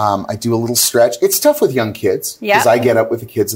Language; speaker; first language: English; native; English